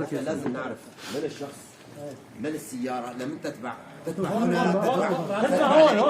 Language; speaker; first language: Arabic; non-native, learner; Uzbek